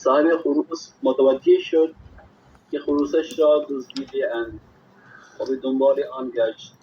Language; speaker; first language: Persian; non-native, learner; Urdu